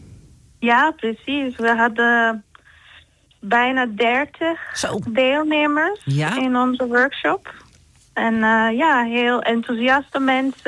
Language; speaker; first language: Dutch; non-native, fluent; Turkish